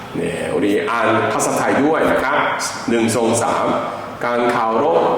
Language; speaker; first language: Thai; non-native, fluent; Korean